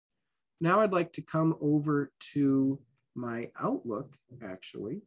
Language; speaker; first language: English; native; English